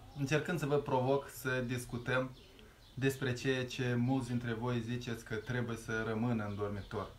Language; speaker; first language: Romanian; native; Romanian